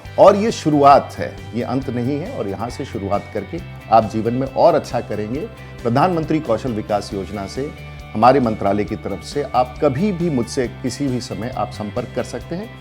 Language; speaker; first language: Hindi; native; Hindi